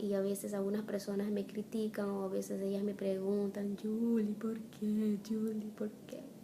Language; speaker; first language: Spanish; non-native, fluent; Portuguese